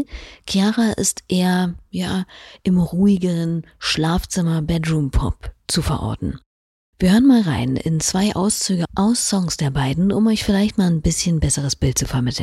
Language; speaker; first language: German; native; German